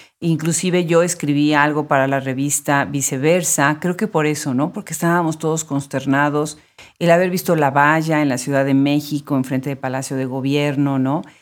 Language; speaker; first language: Spanish; native; Spanish